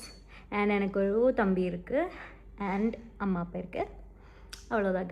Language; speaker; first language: Tamil; non-native, local second language; Malayalam